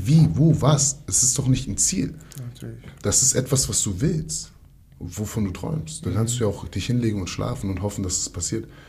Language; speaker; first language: German; early bilingual, other home language; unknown